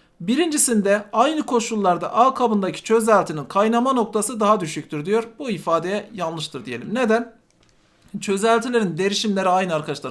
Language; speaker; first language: Turkish; native; Turkish